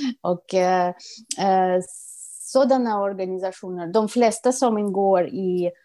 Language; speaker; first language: Swedish; non-native, fluent; Russian